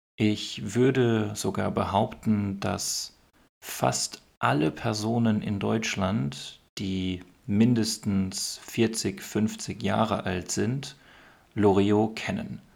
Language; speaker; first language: German; native; German